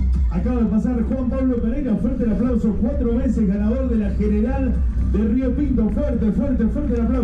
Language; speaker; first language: Spanish; native; Spanish